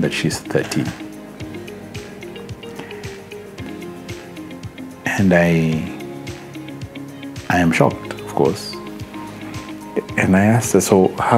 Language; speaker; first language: English; non-native, local second language; Swahili